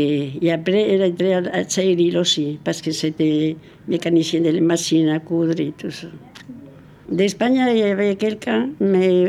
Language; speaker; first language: French; non-native, learner; Spanish